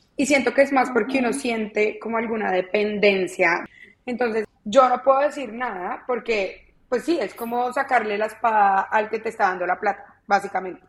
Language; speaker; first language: Spanish; native; Spanish